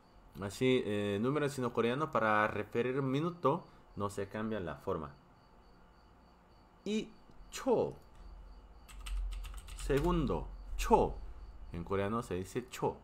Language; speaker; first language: Spanish; non-native, fluent; Korean